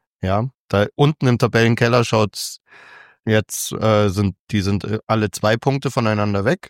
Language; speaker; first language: German; native; German